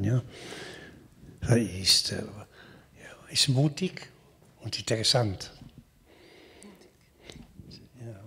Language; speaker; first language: German; non-native, local second language; Italian